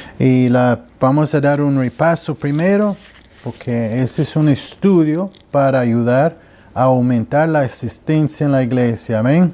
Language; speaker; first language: Spanish; non-native, learner; English